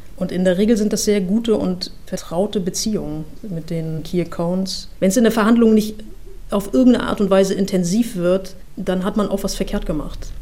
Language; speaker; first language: German; native; German